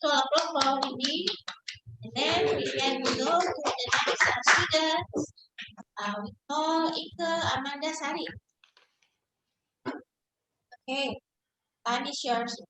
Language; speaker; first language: English; non-native, fluent; Indonesian